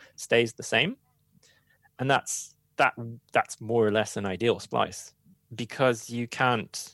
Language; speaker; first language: English; non-native, fluent; German